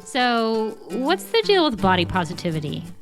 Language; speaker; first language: English; native; English